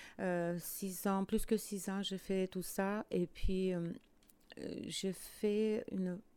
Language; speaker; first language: French; non-native, fluent; Armenian